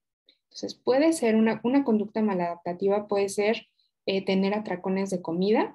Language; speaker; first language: Spanish; native; Spanish